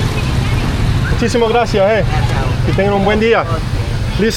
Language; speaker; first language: Spanish; non-native, learner; English